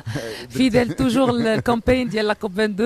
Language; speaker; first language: Arabic; native; Arabic